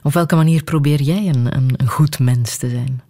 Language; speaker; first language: Dutch; native; Dutch